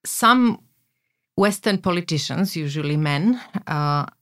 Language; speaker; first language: English; non-native, fluent; Slovak